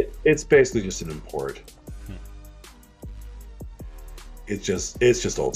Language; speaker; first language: English; native; English